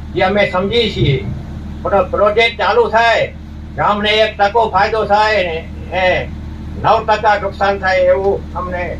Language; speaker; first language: Gujarati; non-native, local second language; Kachhi